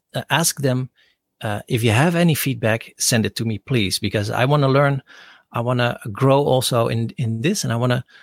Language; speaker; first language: English; non-native, fluent; Dutch